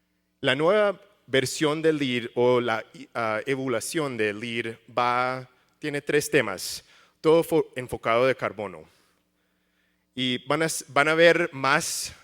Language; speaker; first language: Spanish; early bilingual, heritage; English